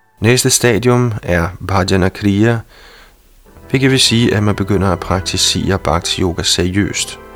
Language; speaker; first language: Danish; native; Danish